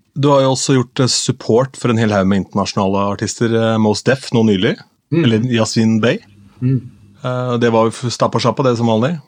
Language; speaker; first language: Norwegian; native; Norwegian